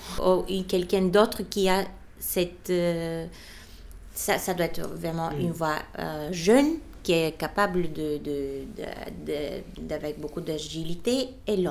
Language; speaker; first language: French; non-native, fluent; Bulgarian